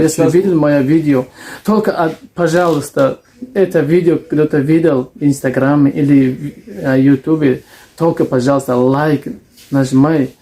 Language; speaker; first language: Russian; non-native, learner; Tajik